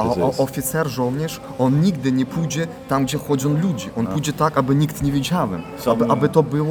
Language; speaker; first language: Polish; non-native, learner; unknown